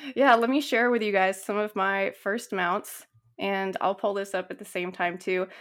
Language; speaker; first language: English; native; English